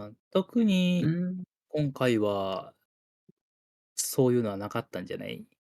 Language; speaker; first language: Japanese; native; Japanese